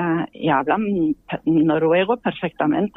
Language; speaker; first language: Spanish; non-native, fluent; Norwegian